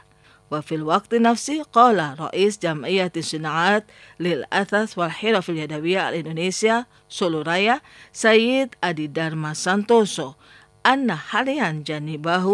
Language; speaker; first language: Arabic; non-native, fluent; Indonesian